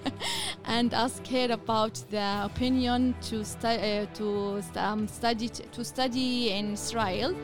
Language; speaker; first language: English; non-native, learner; Arabic